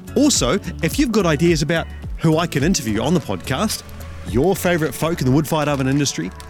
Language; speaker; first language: English; native; English